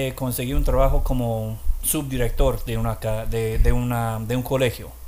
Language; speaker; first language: Spanish; non-native, fluent; English